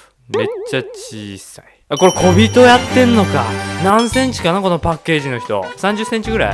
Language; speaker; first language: Japanese; native; Japanese